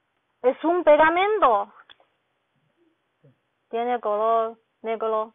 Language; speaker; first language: Spanish; non-native, learner; Chinese